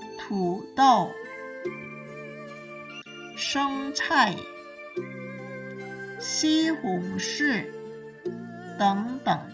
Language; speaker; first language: Chinese; non-native, fluent; Indonesian